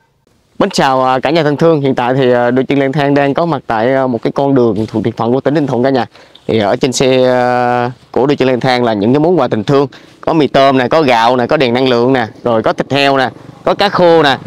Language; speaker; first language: Vietnamese; native; Vietnamese